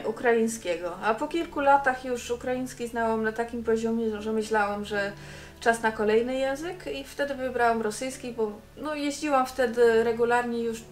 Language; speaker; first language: Polish; non-native, fluent; Dutch